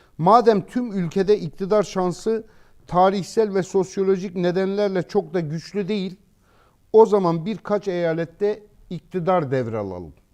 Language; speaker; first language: Turkish; native; Turkish